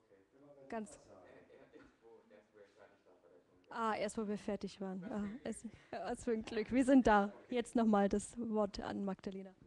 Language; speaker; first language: German; native; German